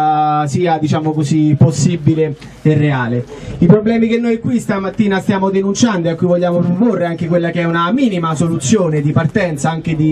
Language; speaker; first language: Italian; native; Italian